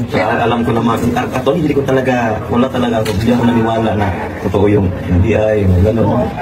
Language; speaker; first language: Filipino; non-native, local second language; Cebuano